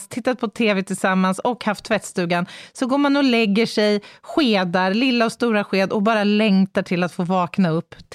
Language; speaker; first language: Swedish; native; Swedish